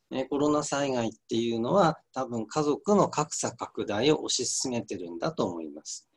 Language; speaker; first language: Japanese; native; Japanese